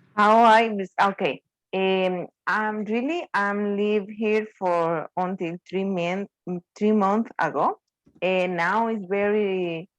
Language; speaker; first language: English; non-native, learner; Spanish